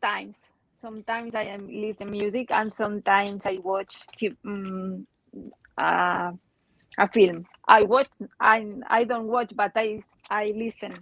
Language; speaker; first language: English; non-native, learner; Spanish